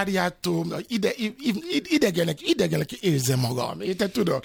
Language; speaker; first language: Hungarian; non-native, fluent; Yoruba